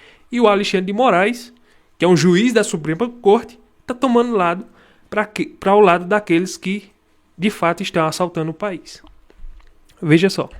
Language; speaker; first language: Portuguese; native; Portuguese